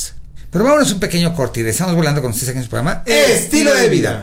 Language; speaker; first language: Spanish; native; Spanish